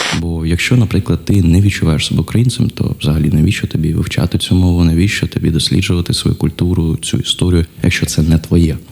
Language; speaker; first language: Ukrainian; non-native, local second language; Russian